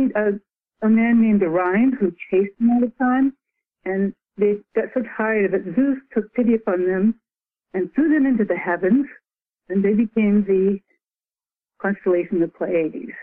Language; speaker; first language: English; native; English